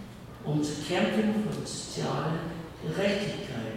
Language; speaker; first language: German; early bilingual, heritage; English